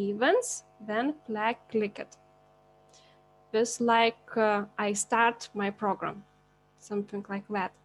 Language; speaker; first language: English; non-native, learner; Lithuanian